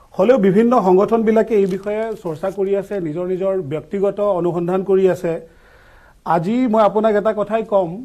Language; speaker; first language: Assamese; non-native, local second language; Mising